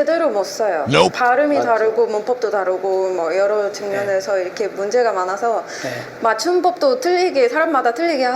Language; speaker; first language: Korean; non-native, fluent; Arabic